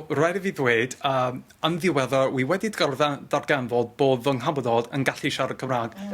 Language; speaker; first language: Welsh; non-native, fluent; English